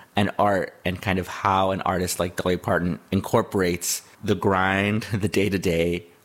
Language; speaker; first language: English; early bilingual, other home language; Spanish